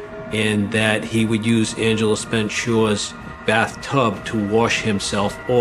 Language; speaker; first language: English; native; English